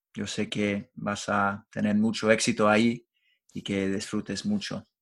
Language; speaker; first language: Spanish; non-native, fluent; English